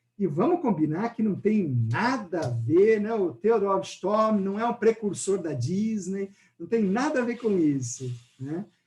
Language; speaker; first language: Portuguese; native; Portuguese